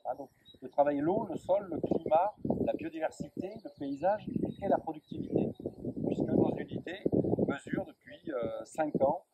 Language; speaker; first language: French; native; French